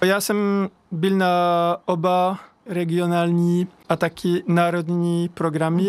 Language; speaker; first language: Czech; non-native, learner; French